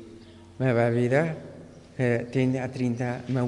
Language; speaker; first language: Catalan; non-native, learner; Spanish